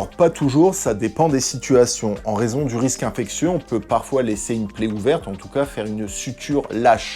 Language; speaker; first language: French; native; French